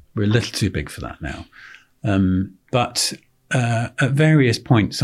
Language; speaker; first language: English; native; English